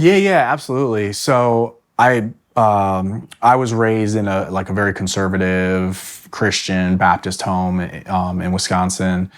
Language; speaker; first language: English; native; English